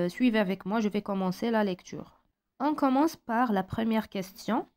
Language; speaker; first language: French; non-native, local second language; Arabic